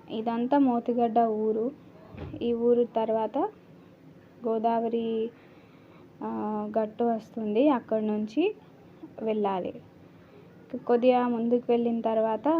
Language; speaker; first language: Telugu; non-native, learner; Marathi